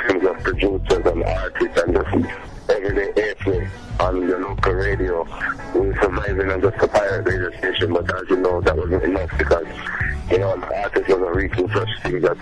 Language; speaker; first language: English; native; English